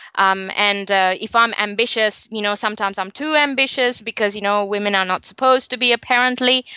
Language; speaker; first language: English; non-native, local second language; Sinhala